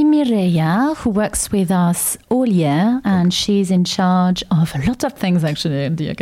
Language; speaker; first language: English; non-native, fluent; French